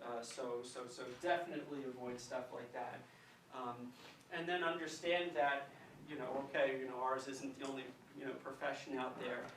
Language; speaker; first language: English; native; English